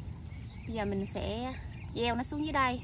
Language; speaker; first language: Vietnamese; native; Vietnamese